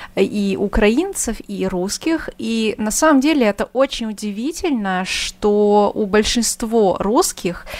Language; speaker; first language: Russian; non-native, fluent; Hungarian